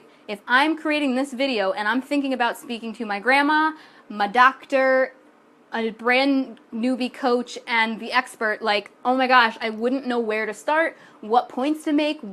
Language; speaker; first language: English; native; English